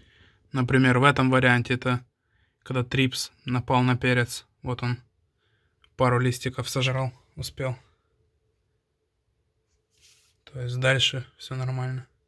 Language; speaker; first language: Russian; native; Russian